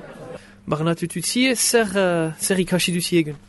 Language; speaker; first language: Basque; native; Basque